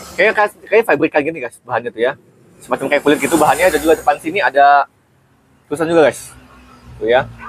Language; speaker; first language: Indonesian; native; Indonesian